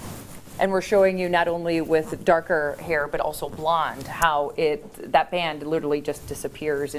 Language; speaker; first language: English; native; English